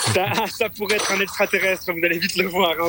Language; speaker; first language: French; native; French